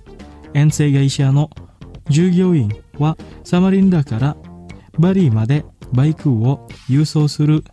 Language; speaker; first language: Japanese; non-native, fluent; Indonesian